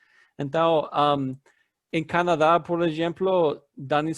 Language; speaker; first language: Spanish; non-native, fluent; English